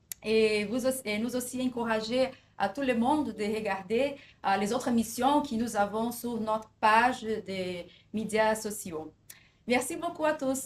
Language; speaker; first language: French; non-native, fluent; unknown